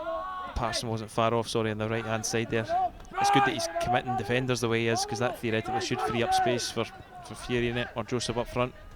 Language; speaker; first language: English; native; English